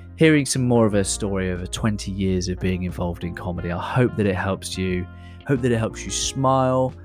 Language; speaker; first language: English; native; English